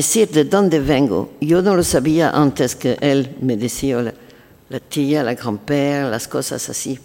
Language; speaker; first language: Spanish; non-native, learner; French